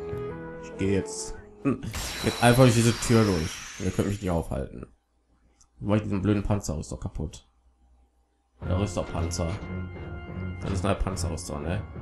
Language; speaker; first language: German; native; German